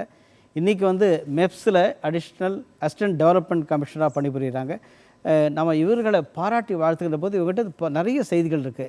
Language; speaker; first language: Tamil; native; Tamil